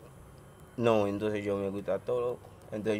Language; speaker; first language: Spanish; non-native, learner; Haitian Creole